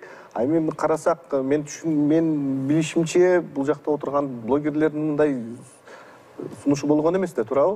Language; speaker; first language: Kyrgyz; native; Kyrgyz